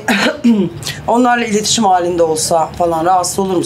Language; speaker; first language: Turkish; native; Turkish